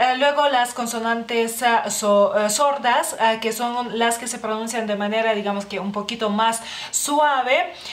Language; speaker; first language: Spanish; non-native, fluent; Lithuanian